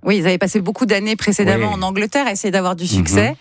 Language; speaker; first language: French; native; French